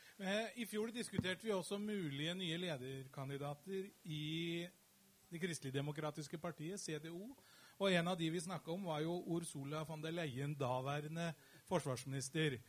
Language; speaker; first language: Norwegian; native; Norwegian